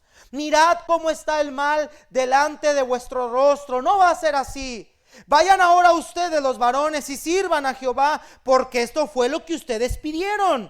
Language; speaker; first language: Spanish; native; Spanish